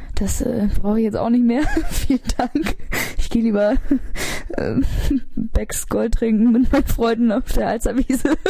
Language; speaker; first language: German; native; German